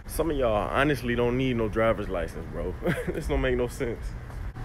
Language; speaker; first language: English; native; English